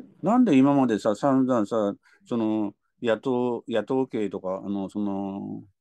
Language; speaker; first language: Japanese; native; Japanese